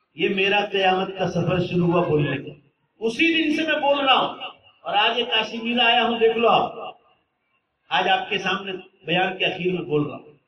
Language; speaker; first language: Urdu; native; Urdu